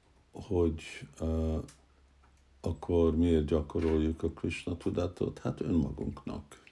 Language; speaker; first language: Hungarian; early bilingual, heritage; Hungarian